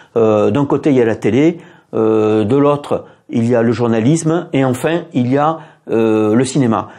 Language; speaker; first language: French; native; French